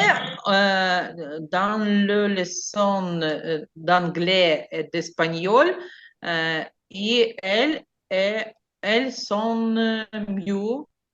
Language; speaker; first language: French; non-native, learner; Ukrainian